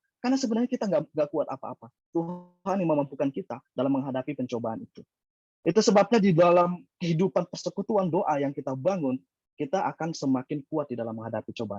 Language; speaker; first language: Indonesian; native; Indonesian